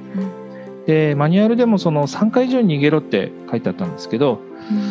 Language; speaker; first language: Japanese; native; Japanese